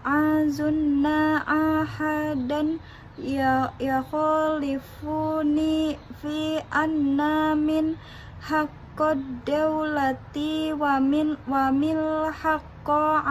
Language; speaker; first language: Arabic; non-native, learner; Indonesian